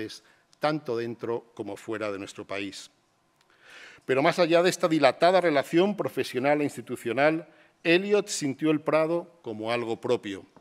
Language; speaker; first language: Spanish; native; Spanish